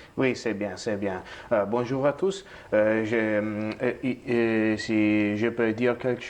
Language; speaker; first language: French; non-native, learner; Italian